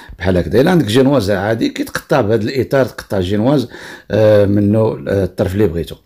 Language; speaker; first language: Arabic; native; Arabic